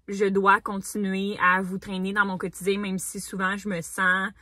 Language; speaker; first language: French; native; French